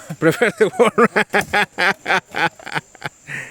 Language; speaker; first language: English; non-native, learner; Spanish